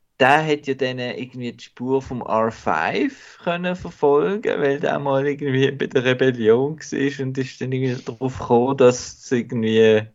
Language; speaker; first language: German; native; German